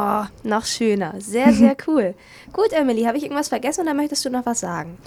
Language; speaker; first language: German; native; German